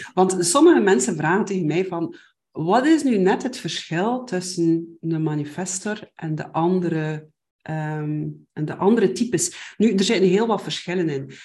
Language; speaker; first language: Dutch; native; Dutch